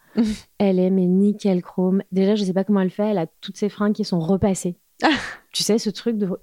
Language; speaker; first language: French; native; French